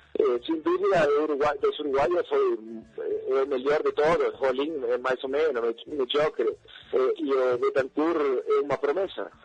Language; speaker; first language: Portuguese; non-native, fluent; Spanish